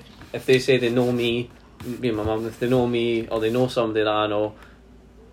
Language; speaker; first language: English; native; English